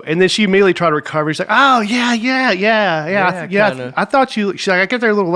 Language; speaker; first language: English; native; English